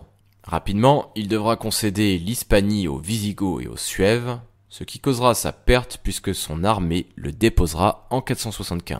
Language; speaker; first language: French; native; French